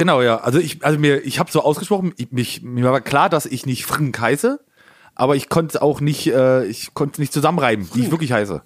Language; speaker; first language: German; native; German